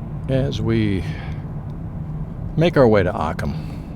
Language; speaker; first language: English; native; English